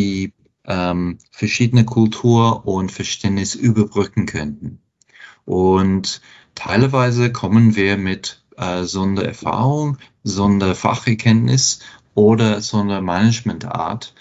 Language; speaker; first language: German; non-native, fluent; English